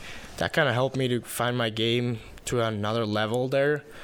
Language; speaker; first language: English; non-native, fluent; Finnish